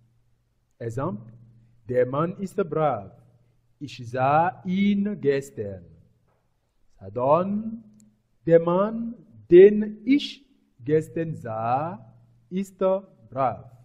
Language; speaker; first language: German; non-native, fluent; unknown